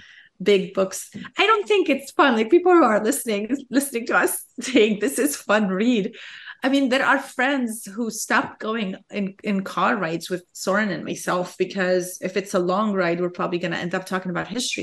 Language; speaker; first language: English; non-native, fluent; Arabic